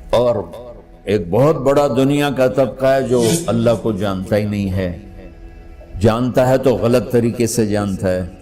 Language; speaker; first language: Urdu; non-native, local second language; Punjabi